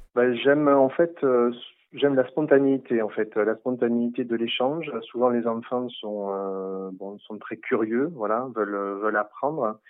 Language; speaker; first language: French; native; French